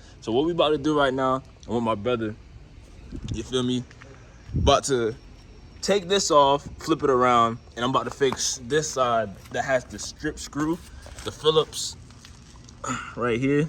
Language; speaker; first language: English; native; English